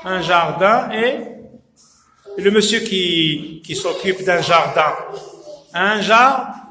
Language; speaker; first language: French; non-native, local second language; Arabic